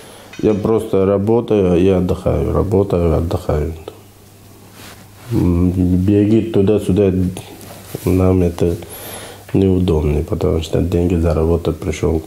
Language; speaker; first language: Russian; non-native, learner; Uzbek